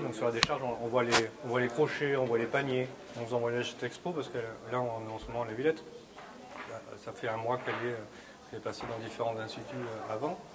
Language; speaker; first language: French; native; French